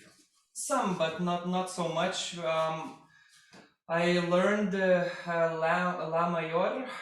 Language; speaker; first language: English; non-native, fluent; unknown